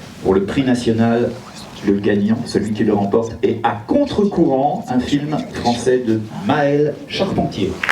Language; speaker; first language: French; native; French